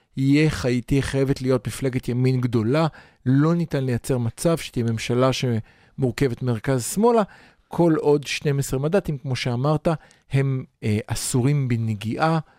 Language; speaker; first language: Hebrew; native; Hebrew